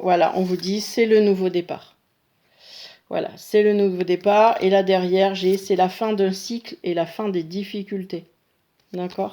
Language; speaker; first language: French; native; French